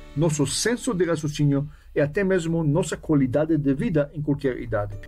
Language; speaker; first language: Portuguese; non-native, fluent; Hebrew